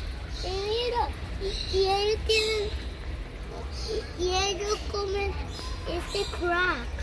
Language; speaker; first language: Spanish; early bilingual, heritage; Spanish